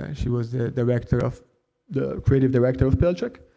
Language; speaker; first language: English; non-native, fluent; Italian